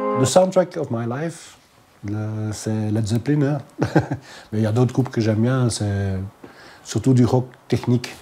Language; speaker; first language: French; non-native, local second language; Dutch